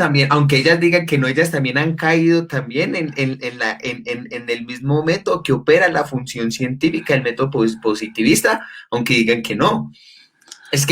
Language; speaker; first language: Spanish; native; Spanish